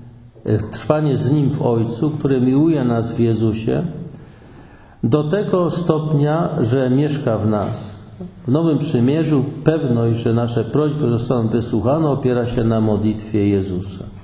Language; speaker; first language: Polish; native; Polish